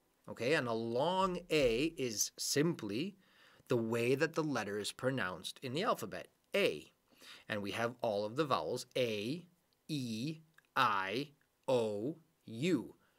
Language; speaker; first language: English; native; English